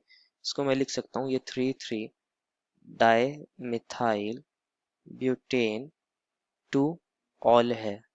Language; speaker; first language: Hindi; native; Hindi